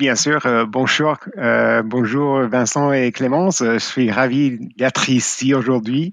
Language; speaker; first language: French; non-native, fluent; English